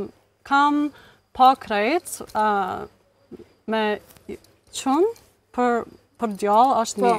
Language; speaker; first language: Albanian; non-native, learner; English